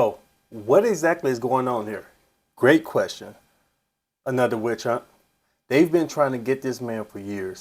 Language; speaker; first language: English; native; English